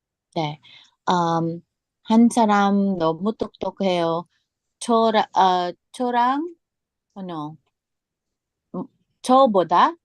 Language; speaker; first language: Korean; non-native, learner; English